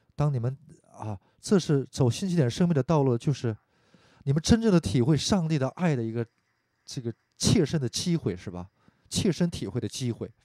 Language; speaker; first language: Chinese; non-native, fluent; Korean